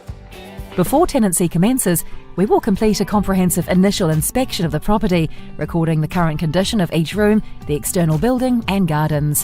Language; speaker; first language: English; native; English